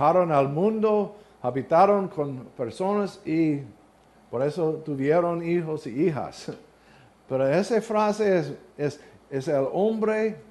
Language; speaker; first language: Spanish; non-native, learner; English